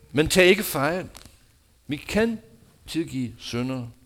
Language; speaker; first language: Danish; non-native, fluent; English